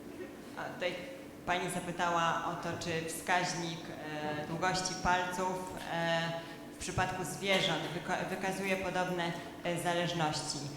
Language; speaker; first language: Polish; native; Polish